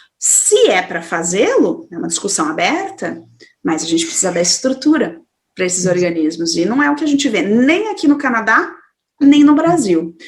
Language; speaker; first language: Portuguese; native; Portuguese